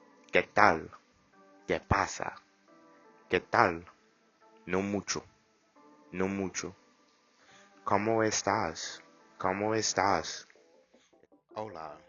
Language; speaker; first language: Spanish; non-native, learner; English